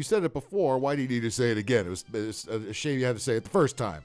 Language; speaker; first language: English; native; English